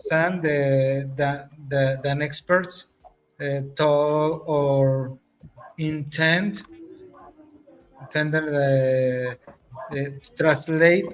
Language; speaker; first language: English; non-native, learner; Spanish